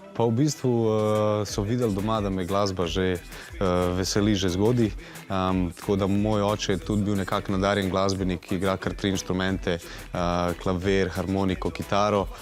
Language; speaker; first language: Slovenian; early bilingual, other home language; Serbian